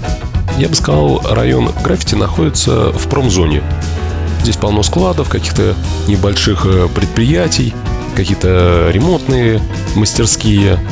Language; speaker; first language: Russian; native; Russian